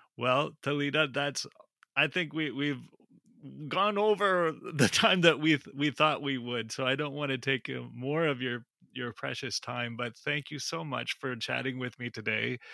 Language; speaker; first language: English; native; English